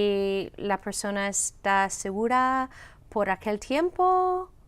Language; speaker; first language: Spanish; non-native, fluent; English